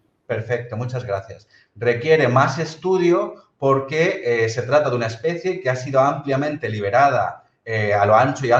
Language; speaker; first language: Spanish; native; Spanish